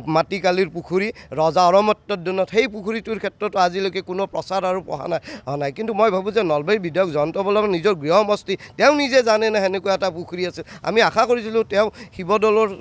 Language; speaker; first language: Assamese; native; Assamese